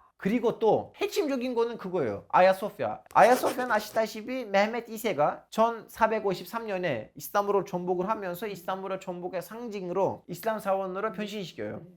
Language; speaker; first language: Korean; non-native, fluent; Turkish